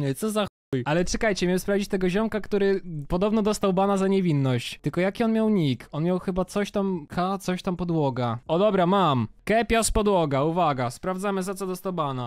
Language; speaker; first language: Polish; native; Polish